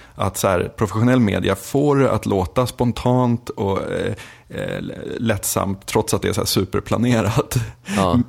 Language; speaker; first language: Swedish; native; Swedish